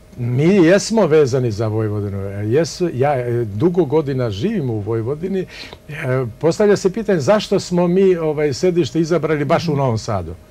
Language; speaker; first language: Serbian; non-native, local second language; Albanian